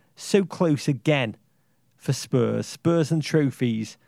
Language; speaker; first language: English; native; English